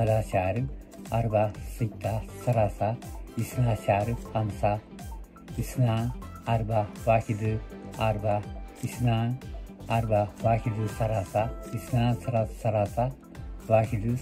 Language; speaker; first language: Arabic; non-native, learner; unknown